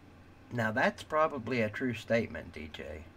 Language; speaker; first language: English; native; English